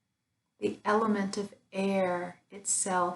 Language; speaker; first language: English; native; English